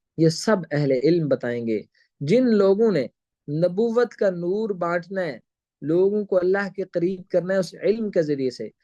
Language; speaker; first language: Urdu; non-native, local second language; Punjabi